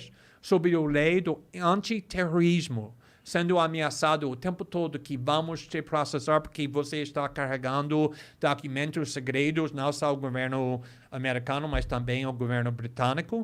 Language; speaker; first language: Portuguese; non-native, fluent; English